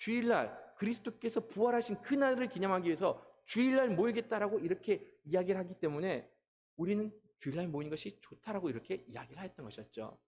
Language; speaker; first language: Korean; native; Korean